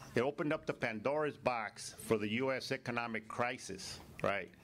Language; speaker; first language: English; native; English